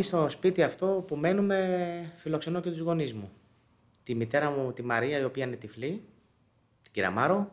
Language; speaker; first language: Greek; native; Greek